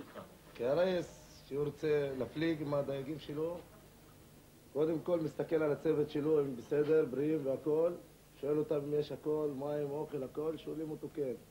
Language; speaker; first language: Hebrew; non-native, local second language; Arabic